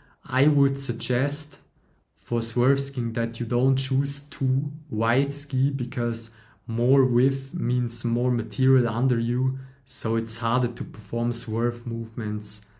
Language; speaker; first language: English; non-native, fluent; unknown